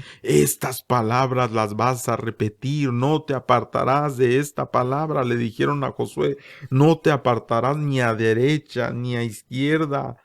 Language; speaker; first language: Spanish; native; Spanish